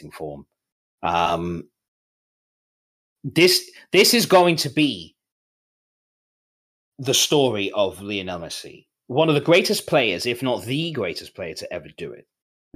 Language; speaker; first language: English; native; English